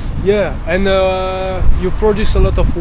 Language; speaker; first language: English; non-native, learner; French